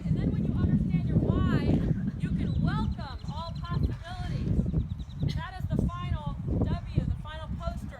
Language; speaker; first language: English; native; English